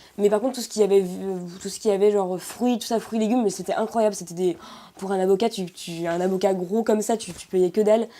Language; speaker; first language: French; native; French